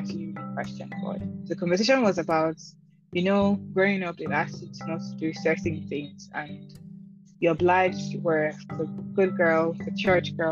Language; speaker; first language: English; non-native, local second language; Igbo